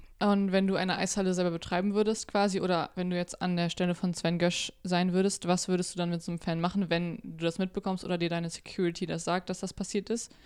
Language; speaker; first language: German; native; German